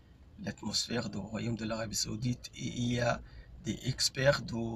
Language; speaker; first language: French; non-native, fluent; Arabic